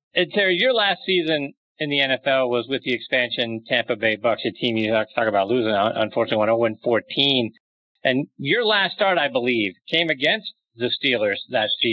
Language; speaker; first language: English; native; English